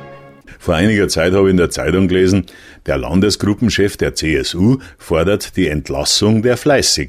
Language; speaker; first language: German; native; German